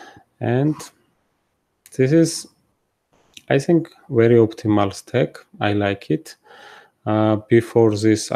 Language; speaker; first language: English; non-native, fluent; Georgian